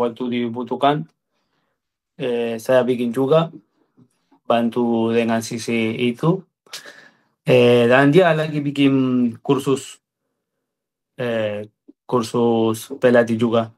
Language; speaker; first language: Indonesian; non-native, fluent; Spanish